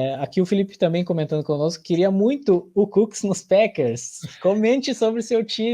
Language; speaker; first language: Portuguese; native; Portuguese